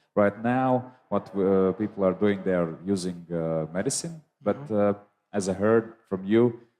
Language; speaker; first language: English; non-native, fluent; Latvian